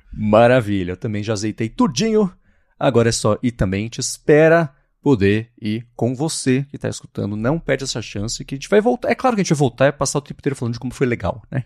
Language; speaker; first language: Portuguese; native; Portuguese